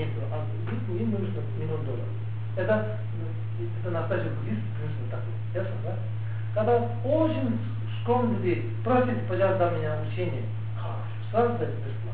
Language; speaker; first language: Russian; non-native, learner; Tibetan